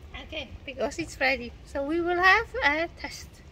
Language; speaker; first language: English; non-native, fluent; Polish